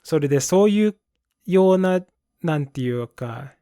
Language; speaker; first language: Japanese; non-native, fluent; English